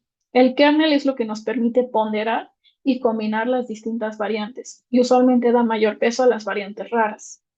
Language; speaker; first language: Spanish; native; Spanish